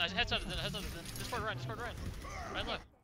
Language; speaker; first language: English; native; English